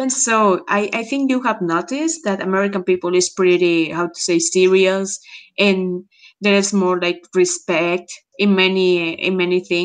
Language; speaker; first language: English; non-native, fluent; Spanish